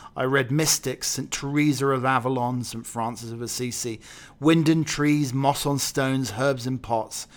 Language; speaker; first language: English; native; English